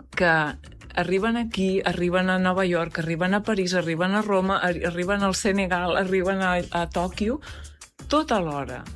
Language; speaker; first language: Catalan; native; Catalan